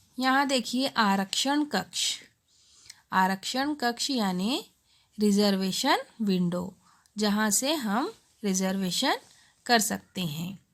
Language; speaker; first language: Hindi; non-native, local second language; Urdu